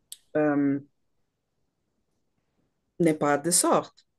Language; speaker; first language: French; non-native, learner; Portuguese